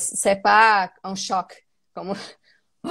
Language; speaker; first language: French; non-native, learner; Portuguese